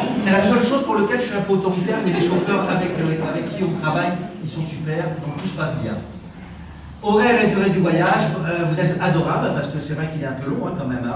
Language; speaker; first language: French; native; French